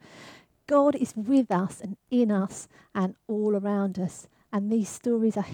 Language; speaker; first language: English; native; English